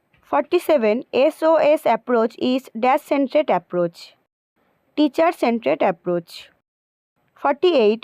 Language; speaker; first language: English; non-native, local second language; Bangla